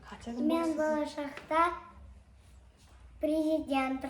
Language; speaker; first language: Kazakh; non-native, local second language; Russian